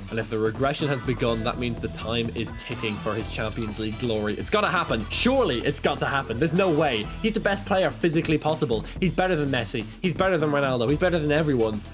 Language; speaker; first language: English; native; English